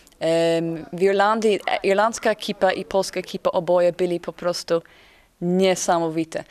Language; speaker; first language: Polish; non-native, fluent; English